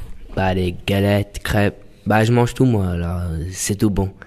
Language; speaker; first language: French; non-native, learner; English